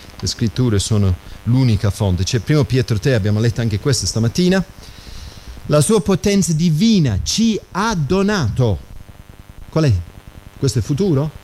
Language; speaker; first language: Italian; non-native, fluent; English